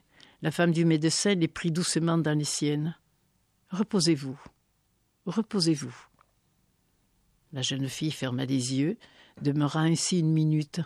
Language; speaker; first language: French; native; French